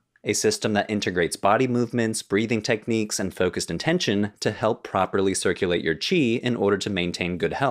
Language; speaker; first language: English; native; English